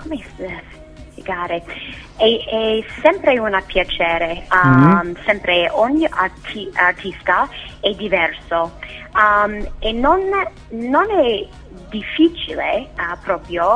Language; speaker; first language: Italian; non-native, learner; English